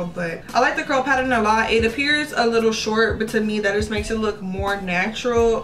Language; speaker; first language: English; native; English